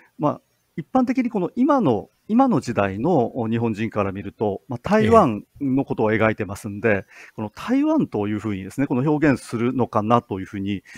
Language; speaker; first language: Japanese; native; Japanese